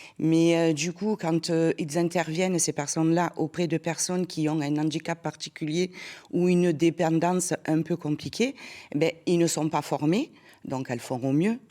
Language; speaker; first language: French; native; French